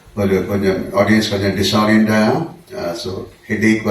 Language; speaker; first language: English; non-native, local second language; Malayalam